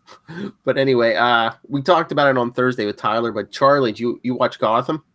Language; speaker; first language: English; native; English